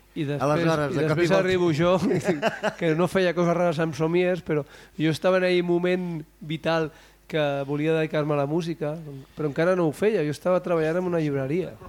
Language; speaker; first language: Catalan; non-native, local second language; Spanish